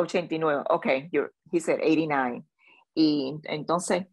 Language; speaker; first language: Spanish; early bilingual, other home language; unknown